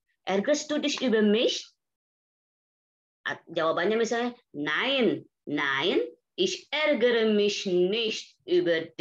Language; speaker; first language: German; non-native, fluent; Indonesian